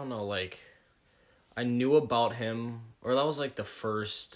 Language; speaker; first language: English; native; English